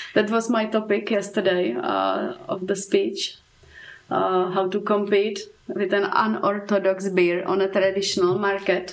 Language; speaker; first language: English; non-native, fluent; Czech